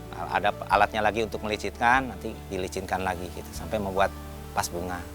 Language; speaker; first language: Indonesian; non-native, local second language; Sundanese